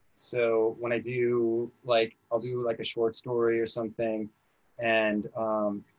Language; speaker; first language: English; native; English